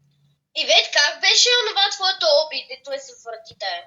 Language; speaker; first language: Bulgarian; native; Bulgarian